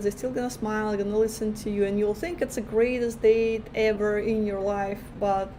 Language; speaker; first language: English; native; English